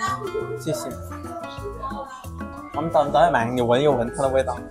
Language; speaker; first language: Chinese; early bilingual, heritage; Vietnamese